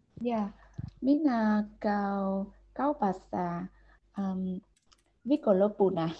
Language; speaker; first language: Finnish; non-native, learner; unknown